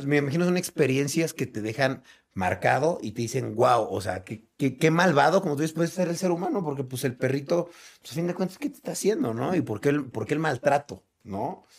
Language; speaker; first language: Spanish; native; Spanish